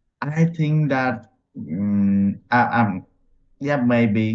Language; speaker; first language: English; non-native, learner; Vietnamese